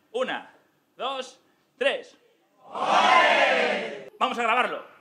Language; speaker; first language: Spanish; native; Spanish